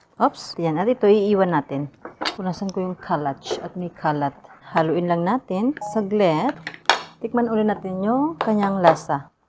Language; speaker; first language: Filipino; non-native, local second language; Cebuano